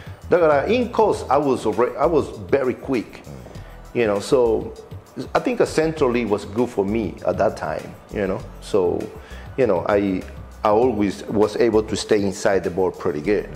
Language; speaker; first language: English; non-native, fluent; Spanish